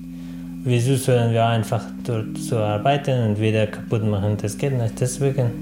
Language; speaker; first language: German; non-native, learner; Persian